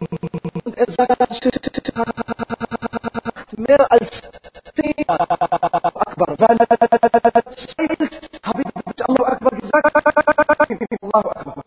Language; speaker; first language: German; non-native, learner; Arabic